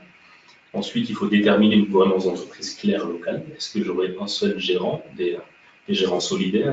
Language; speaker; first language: French; native; French